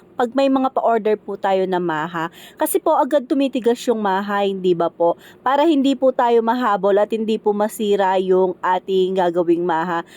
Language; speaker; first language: Filipino; non-native, local second language; Pampanga